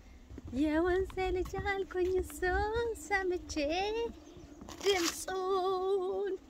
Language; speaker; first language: German; non-native, learner; Amharic